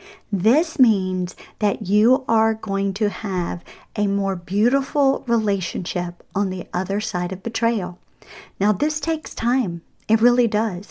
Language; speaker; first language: English; native; English